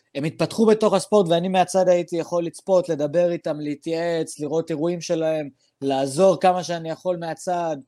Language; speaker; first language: Hebrew; non-native, local second language; Arabic